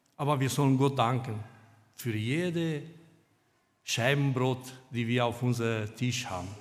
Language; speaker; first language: German; non-native, fluent; Romanian